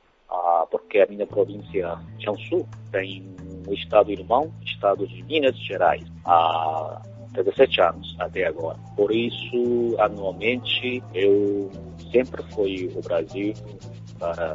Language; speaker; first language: Portuguese; non-native, fluent; Chinese